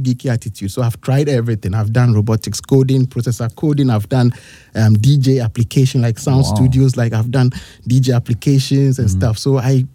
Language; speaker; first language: English; non-native, local second language; Akan